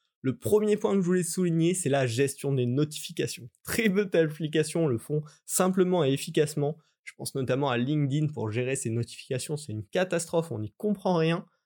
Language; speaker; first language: French; native; French